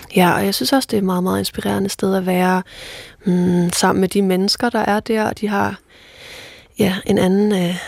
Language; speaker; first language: Danish; non-native, local second language; Faroese